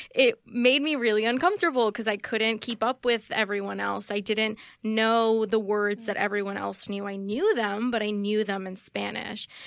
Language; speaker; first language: English; early bilingual, other home language; Spanish